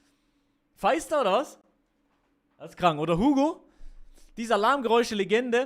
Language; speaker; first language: German; native; German